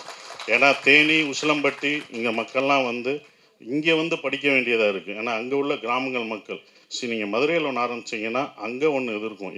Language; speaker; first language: Tamil; native; Tamil